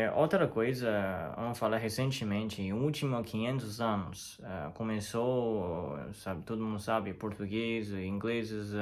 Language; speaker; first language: Portuguese; non-native, learner; Chinese